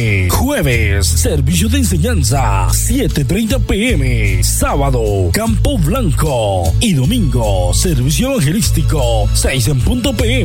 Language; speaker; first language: Spanish; native; Spanish